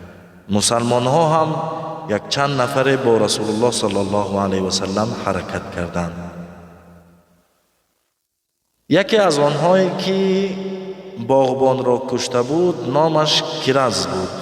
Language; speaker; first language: Persian; native; Persian